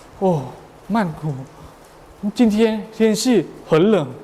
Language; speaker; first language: Chinese; non-native, learner; Thai